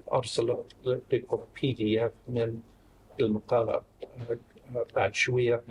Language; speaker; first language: Arabic; non-native, fluent; English